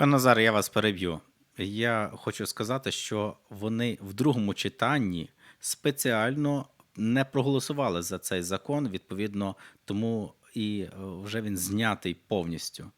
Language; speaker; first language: Ukrainian; native; Ukrainian